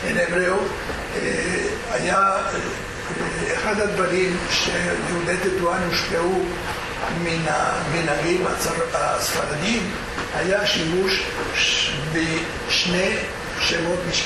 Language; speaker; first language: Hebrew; non-native, fluent; Spanish